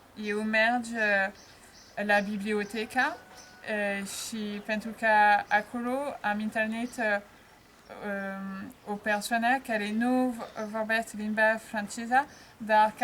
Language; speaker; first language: Romanian; non-native, learner; French